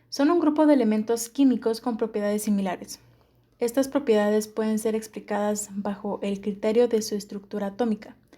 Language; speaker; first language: Spanish; native; Spanish